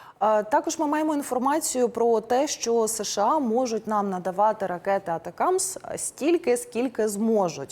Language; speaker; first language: Ukrainian; native; Ukrainian